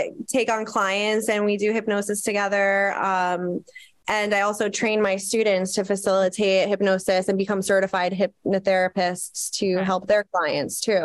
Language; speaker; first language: English; native; English